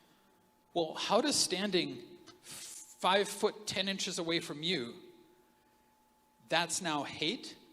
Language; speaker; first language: English; native; English